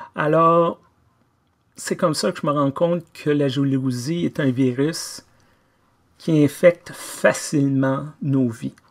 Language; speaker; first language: French; native; French